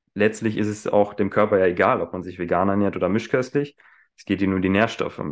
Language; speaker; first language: German; native; German